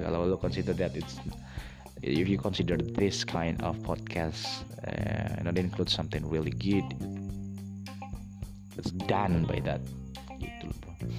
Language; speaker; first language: English; non-native, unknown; Indonesian